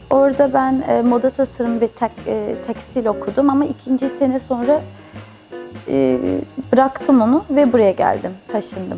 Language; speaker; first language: Turkish; early bilingual, heritage; Turkish